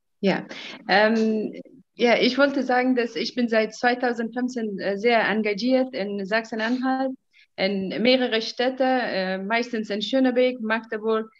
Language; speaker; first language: German; non-native, fluent; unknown